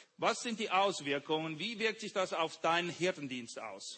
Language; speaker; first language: German; native; German